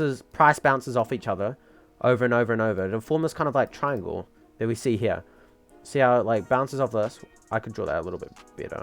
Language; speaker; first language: English; native; English